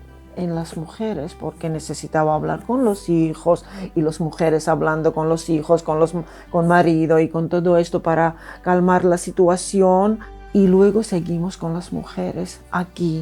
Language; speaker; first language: Spanish; non-native, fluent; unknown